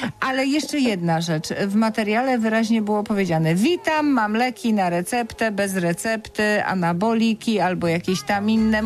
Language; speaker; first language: Polish; native; Polish